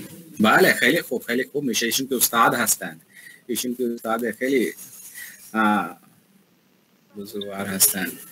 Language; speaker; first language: Persian; non-native, learner; Hindi